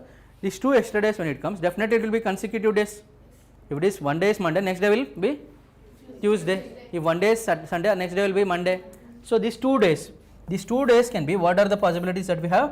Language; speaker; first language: English; non-native, local second language; Telugu